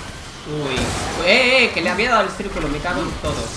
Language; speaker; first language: Spanish; native; Spanish